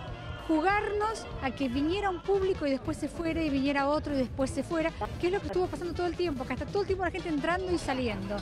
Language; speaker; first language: Spanish; native; Spanish